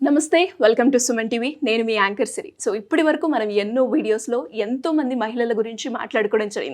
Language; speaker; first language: Telugu; native; Telugu